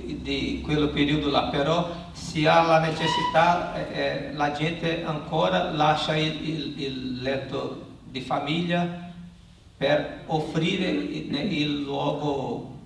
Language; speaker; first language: Italian; non-native, learner; Portuguese